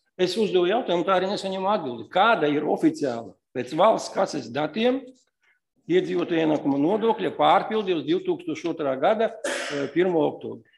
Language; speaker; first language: Latvian; non-native, local second language; Russian